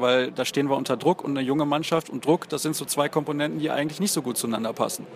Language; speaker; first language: German; native; German